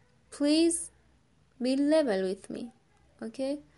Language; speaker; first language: English; non-native, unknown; Persian